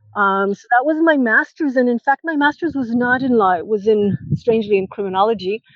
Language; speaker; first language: English; non-native, fluent; Hebrew